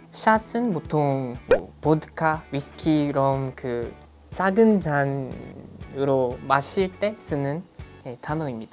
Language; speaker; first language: Korean; non-native, fluent; English